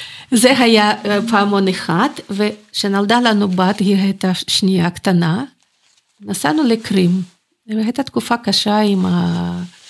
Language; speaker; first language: Hebrew; non-native, fluent; Russian